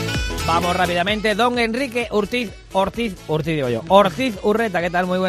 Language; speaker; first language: Spanish; native; Spanish